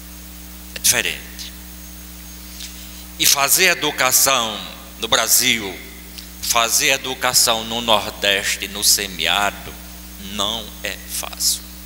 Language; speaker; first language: Portuguese; native; Portuguese